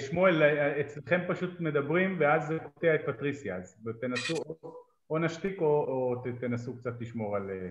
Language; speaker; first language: Hebrew; native; Hebrew